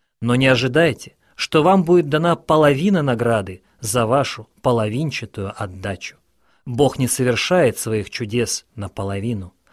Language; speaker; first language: Russian; non-native, local second language; Ukrainian